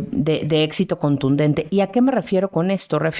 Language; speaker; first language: Spanish; native; Spanish